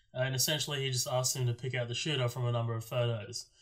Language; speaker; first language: English; native; English